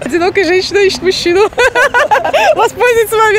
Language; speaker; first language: Russian; native; Russian